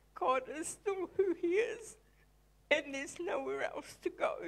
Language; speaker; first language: English; native; English